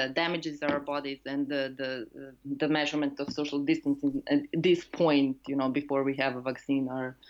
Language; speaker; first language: English; non-native, fluent; Serbian